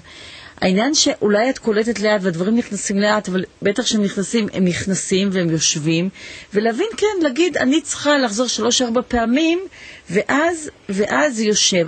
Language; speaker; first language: Hebrew; native; Hebrew